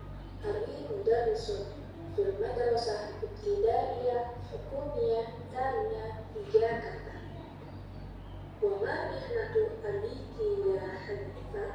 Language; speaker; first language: Arabic; non-native, learner; Indonesian